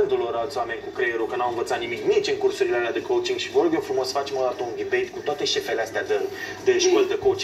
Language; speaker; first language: Romanian; native; Romanian